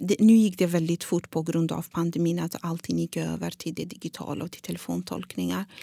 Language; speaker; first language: Swedish; non-native, fluent; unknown